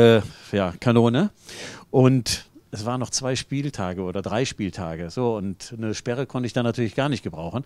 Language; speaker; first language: German; native; German